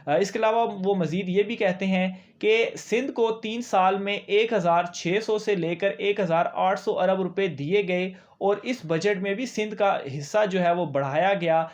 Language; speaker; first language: Urdu; native; Urdu